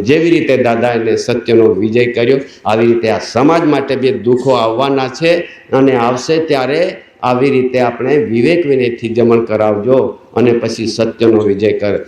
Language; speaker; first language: Gujarati; non-native, local second language; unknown